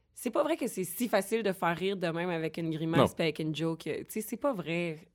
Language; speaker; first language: French; native; French